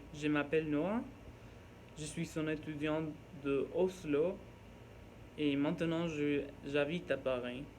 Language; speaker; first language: French; non-native, learner; Norwegian